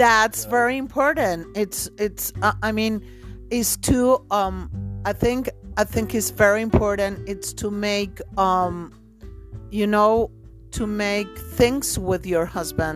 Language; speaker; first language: English; non-native, fluent; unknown